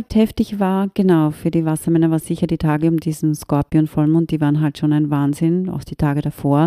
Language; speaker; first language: German; native; German